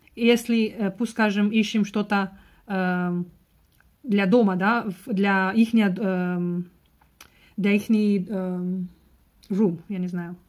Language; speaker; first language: Russian; non-native, learner; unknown